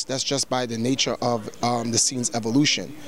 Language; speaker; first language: English; native; English